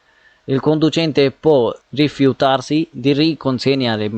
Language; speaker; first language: Italian; non-native, fluent; Punjabi